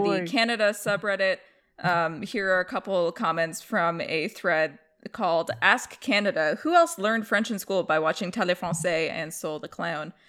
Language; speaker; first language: English; native; English